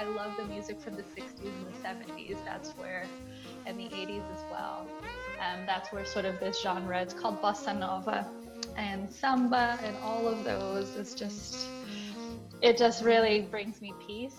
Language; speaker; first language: English; early bilingual, other home language; Portuguese